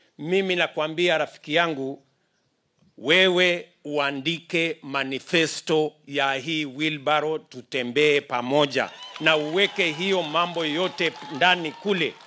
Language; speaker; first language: Swahili; non-native, local second language; Kalenjin